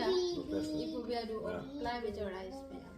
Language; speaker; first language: Dutch; non-native, learner; Thai